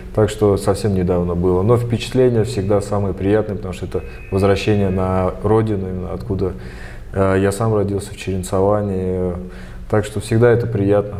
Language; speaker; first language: Russian; early bilingual, other home language; Armenian